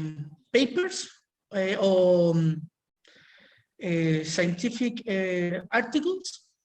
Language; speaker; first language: English; non-native, learner; Spanish